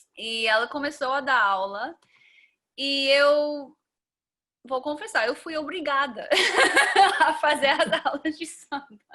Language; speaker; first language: Portuguese; non-native, fluent; English